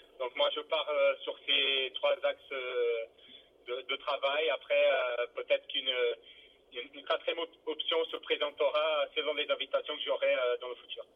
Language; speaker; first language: French; non-native, fluent; Portuguese